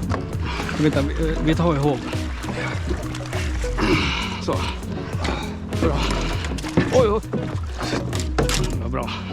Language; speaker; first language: Swedish; non-native, fluent; Vietnamese